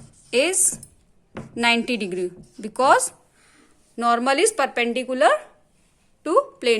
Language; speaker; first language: English; non-native, local second language; Hindi